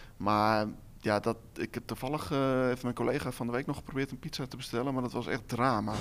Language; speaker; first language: Dutch; native; Dutch